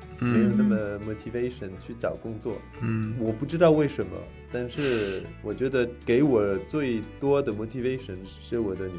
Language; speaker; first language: Chinese; non-native, fluent; French